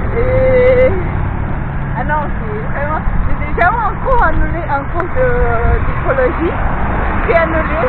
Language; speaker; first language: French; non-native, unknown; Portuguese